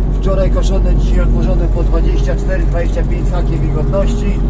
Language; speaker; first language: Polish; native; Polish